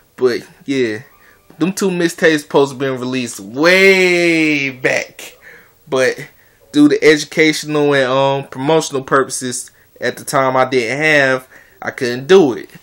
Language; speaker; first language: English; native; English